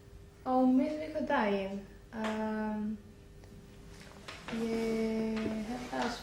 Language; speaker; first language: Icelandic; non-native, learner; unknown